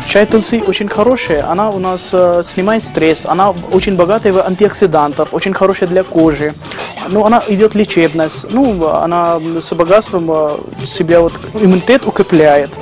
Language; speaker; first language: Russian; non-native, learner; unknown